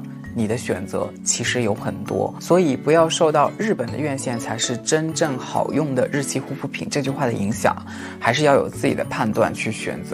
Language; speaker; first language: Chinese; native; Chinese